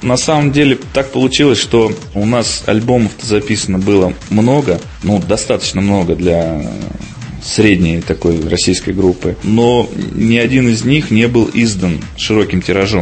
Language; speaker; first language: Russian; native; Russian